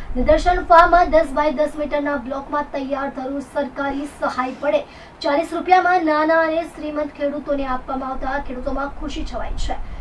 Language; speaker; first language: Gujarati; native; Gujarati